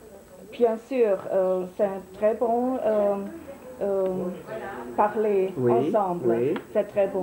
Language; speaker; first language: French; non-native, learner; German